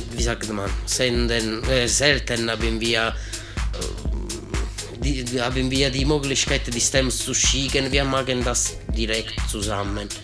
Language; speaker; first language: German; non-native, learner; Italian